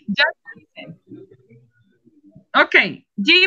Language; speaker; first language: English; non-native, fluent; Spanish